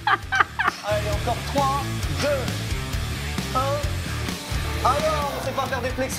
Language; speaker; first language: French; native; French